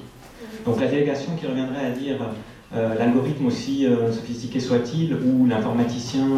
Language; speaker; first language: French; native; French